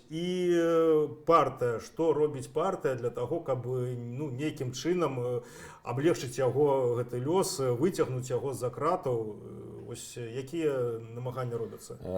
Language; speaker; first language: Belarusian; native; Belarusian